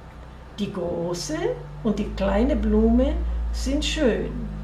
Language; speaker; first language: German; non-native, fluent; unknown